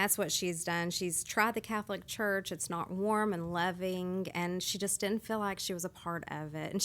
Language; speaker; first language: English; native; English